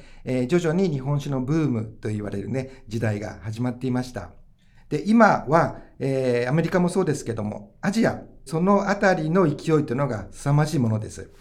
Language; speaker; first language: Japanese; native; Japanese